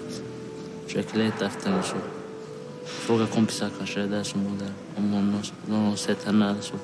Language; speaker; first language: Swedish; non-native, fluent; Somali